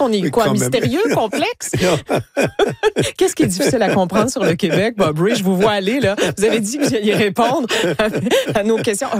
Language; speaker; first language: French; native; French